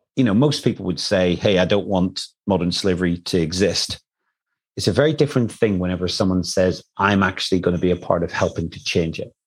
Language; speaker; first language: English; native; English